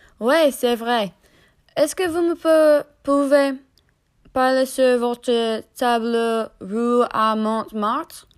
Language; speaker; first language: French; non-native, learner; English